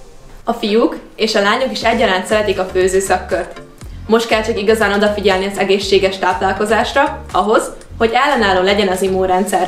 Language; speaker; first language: Hungarian; native; Hungarian